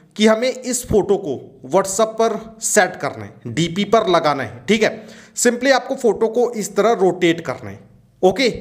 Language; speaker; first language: Hindi; native; Hindi